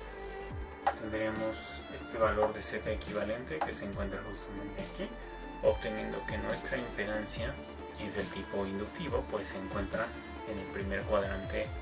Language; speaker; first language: Spanish; native; Spanish